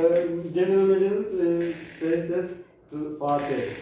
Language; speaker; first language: English; non-native, learner; Turkish